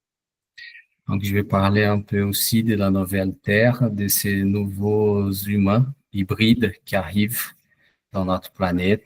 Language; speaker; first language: French; non-native, fluent; Portuguese